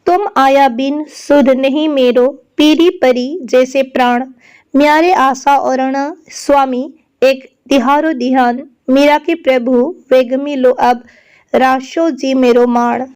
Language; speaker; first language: Hindi; non-native, local second language; Assamese